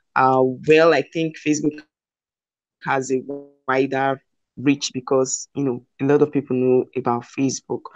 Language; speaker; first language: English; non-native, local second language; Igbo